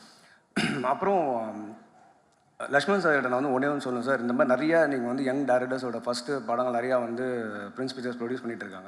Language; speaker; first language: Tamil; native; Tamil